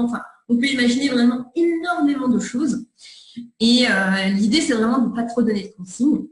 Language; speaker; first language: French; native; French